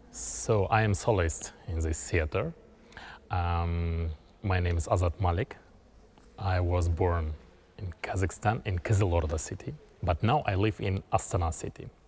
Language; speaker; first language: English; non-native, learner; Kazakh